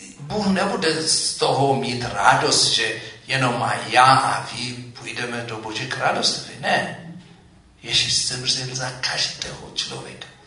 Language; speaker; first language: Czech; non-native, fluent; Amharic